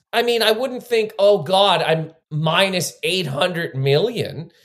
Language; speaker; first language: English; native; English